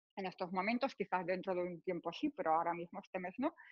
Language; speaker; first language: Spanish; native; Spanish